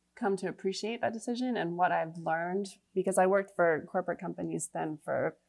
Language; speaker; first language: English; native; English